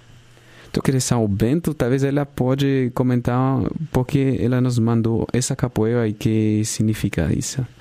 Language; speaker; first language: Portuguese; non-native, fluent; German